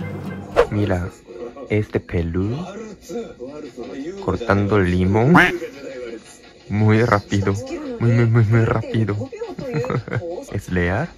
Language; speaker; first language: Spanish; non-native, learner; Japanese